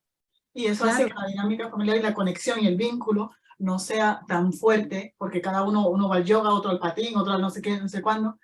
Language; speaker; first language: Spanish; native; Spanish